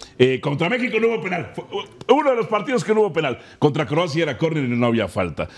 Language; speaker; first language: Spanish; native; Spanish